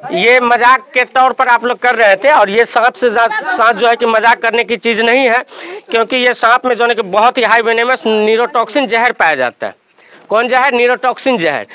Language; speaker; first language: Hindi; native; Hindi